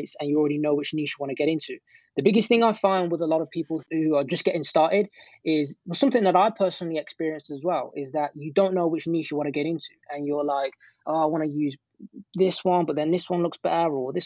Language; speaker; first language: English; native; English